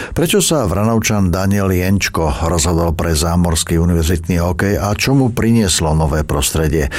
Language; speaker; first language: Slovak; native; Slovak